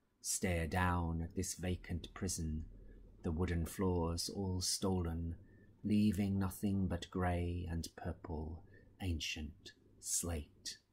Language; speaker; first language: English; native; English